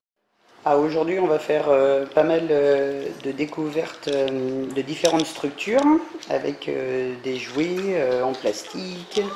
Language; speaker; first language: French; native; French